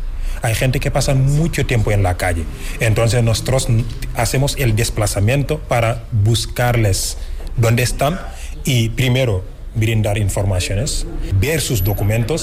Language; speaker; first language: Spanish; non-native, fluent; Wolof